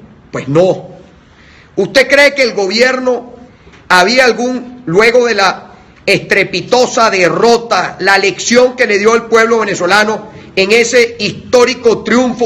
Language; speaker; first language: Spanish; native; Spanish